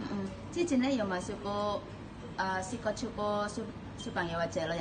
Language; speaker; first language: Cantonese; native; Cantonese